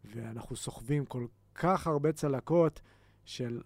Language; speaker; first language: Hebrew; native; Hebrew